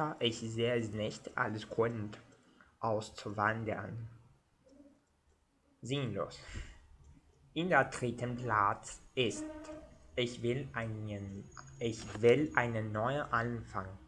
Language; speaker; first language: German; non-native, learner; Portuguese